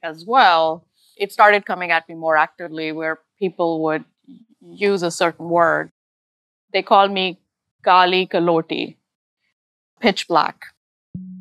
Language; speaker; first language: English; non-native, local second language; Urdu